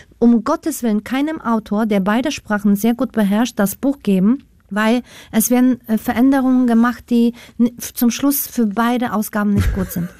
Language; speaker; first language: German; non-native, fluent; Polish